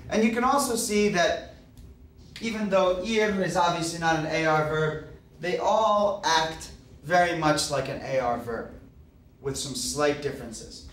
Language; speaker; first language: English; native; English